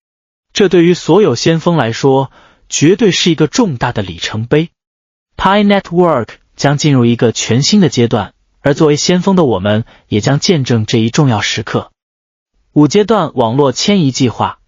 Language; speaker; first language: Chinese; native; Chinese